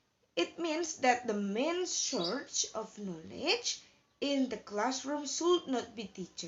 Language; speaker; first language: English; non-native, fluent; Indonesian